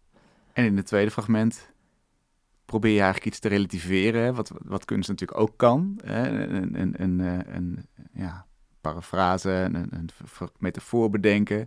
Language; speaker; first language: Dutch; native; Dutch